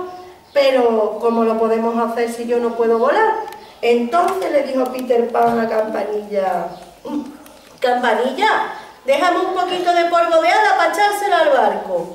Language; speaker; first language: Spanish; native; Spanish